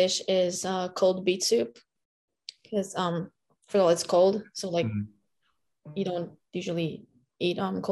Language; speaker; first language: English; non-native, fluent; Lithuanian